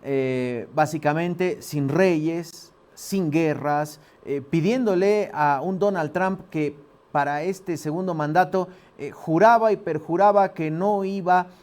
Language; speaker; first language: Spanish; native; Spanish